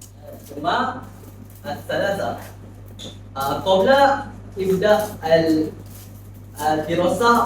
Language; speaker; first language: Arabic; non-native, learner; Malay